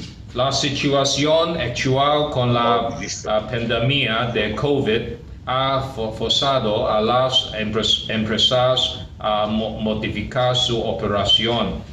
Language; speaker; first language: Spanish; non-native, learner; Cantonese